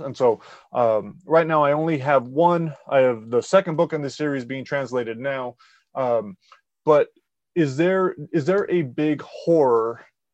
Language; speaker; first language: English; native; English